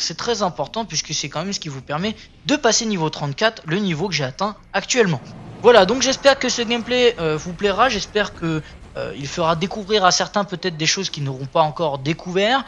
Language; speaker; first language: French; native; French